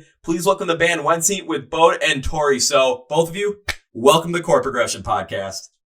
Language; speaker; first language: English; native; English